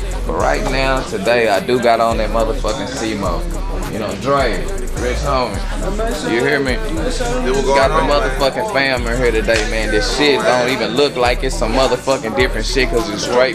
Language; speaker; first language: English; native; English